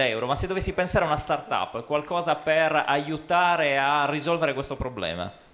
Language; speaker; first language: Italian; native; Italian